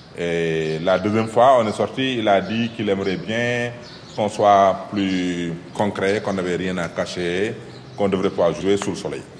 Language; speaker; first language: French; non-native, local second language; Wolof